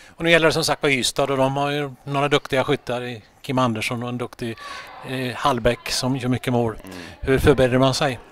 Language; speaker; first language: Swedish; native; Swedish